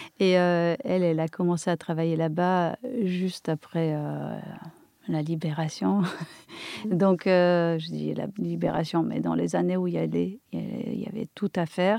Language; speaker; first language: French; non-native, fluent; Polish